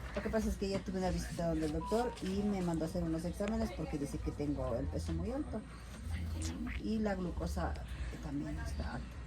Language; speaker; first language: Spanish; native; Spanish